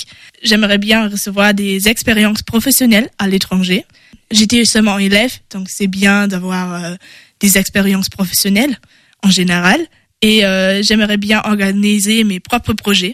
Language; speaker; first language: French; non-native, learner; German